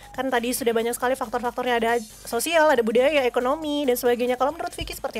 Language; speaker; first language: Indonesian; native; Indonesian